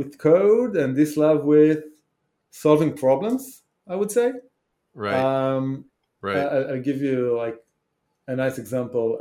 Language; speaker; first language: English; non-native, fluent; Hebrew